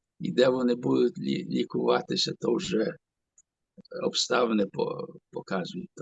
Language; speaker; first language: Ukrainian; early bilingual, heritage; Ukrainian